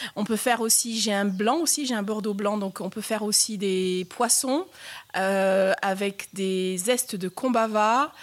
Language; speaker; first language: French; native; French